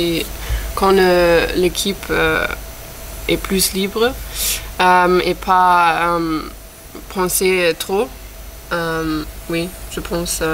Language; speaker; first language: French; non-native, fluent; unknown